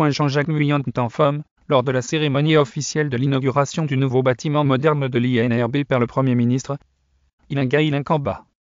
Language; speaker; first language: French; non-native, local second language; Lingala